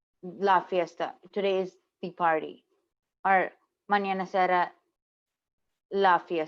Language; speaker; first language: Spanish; non-native, learner; English